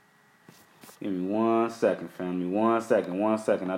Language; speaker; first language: English; native; English